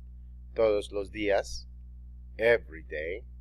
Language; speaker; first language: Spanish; non-native, fluent; English